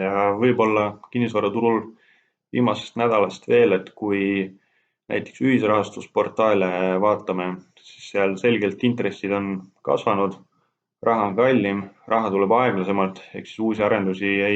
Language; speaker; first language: Estonian; native; Estonian